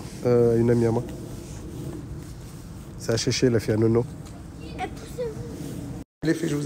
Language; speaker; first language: French; native; French